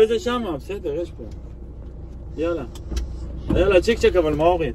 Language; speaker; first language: Hebrew; native; Hebrew